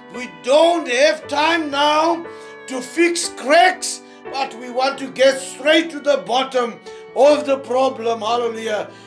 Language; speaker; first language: English; non-native, local second language; Afrikaans